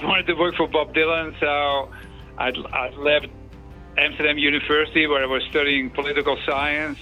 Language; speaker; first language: English; non-native, fluent; Dutch